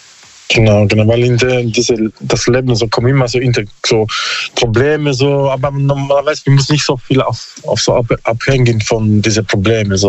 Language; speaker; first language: German; non-native, learner; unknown